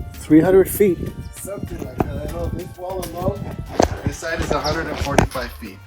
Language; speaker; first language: English; native; English